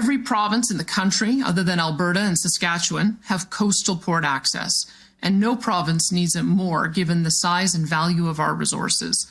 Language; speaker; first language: English; native; English